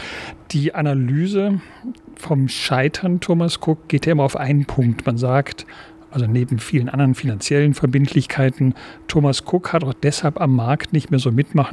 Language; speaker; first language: German; native; German